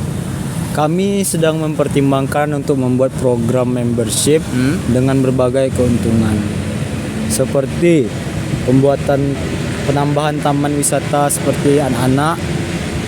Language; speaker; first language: Indonesian; native; Indonesian